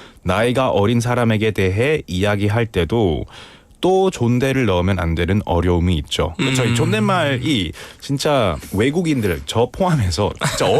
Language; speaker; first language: Korean; non-native, fluent; Spanish